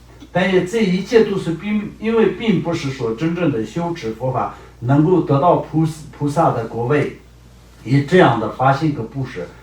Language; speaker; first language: Chinese; non-native, local second language; Tibetan